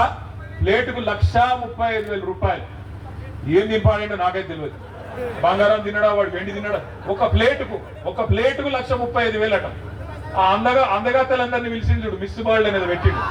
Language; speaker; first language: Telugu; native; Telugu